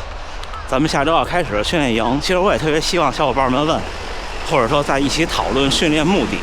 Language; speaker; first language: Chinese; native; Chinese